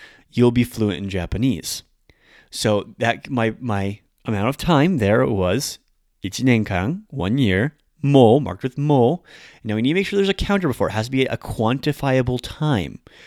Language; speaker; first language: English; native; English